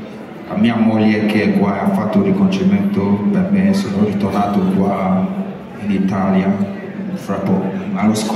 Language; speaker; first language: Italian; non-native, learner; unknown